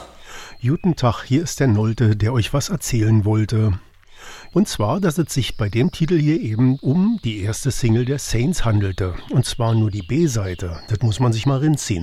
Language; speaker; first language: German; native; German